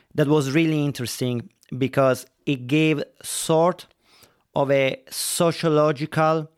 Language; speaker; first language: English; non-native, fluent; Italian